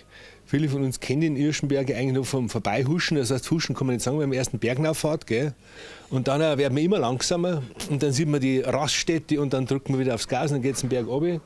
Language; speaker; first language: German; native; German